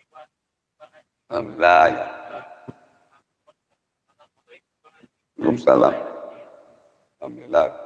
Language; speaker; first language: Indonesian; native; Indonesian